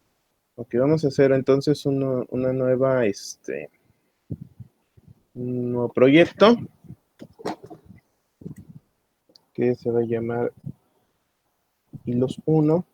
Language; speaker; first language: Spanish; native; Spanish